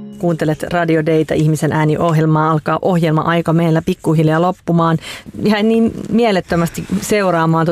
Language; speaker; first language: Finnish; native; Finnish